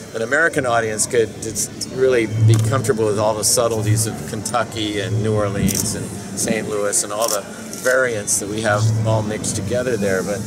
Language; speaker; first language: English; native; English